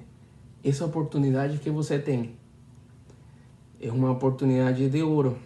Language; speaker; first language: Portuguese; non-native, learner; Spanish